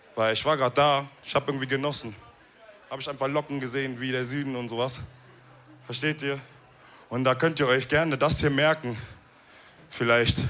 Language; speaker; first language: German; early bilingual, other home language; Wolof